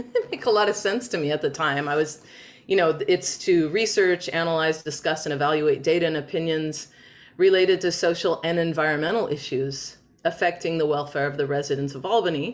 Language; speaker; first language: English; native; English